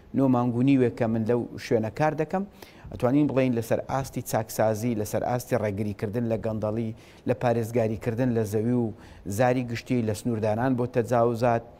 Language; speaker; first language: Central Kurdish; native; Central Kurdish